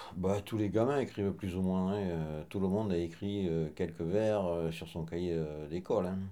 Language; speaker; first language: French; native; French